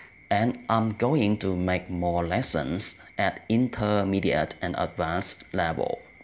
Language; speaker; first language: English; non-native, fluent; Vietnamese